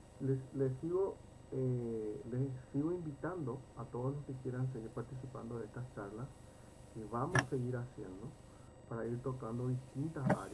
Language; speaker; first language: Spanish; native; Spanish